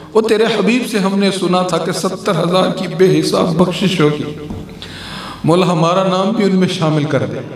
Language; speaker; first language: Urdu; non-native, local second language; Punjabi